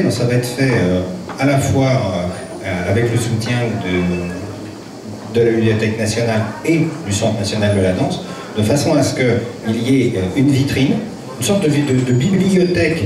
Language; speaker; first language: French; native; French